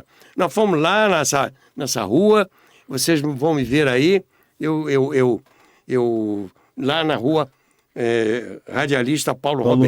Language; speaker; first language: Portuguese; native; Portuguese